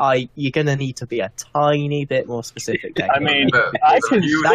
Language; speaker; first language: English; native; English